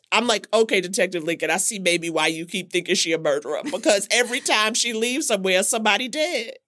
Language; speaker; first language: English; native; English